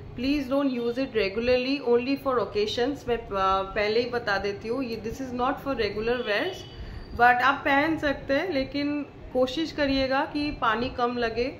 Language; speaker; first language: Hindi; non-native, local second language; Bangla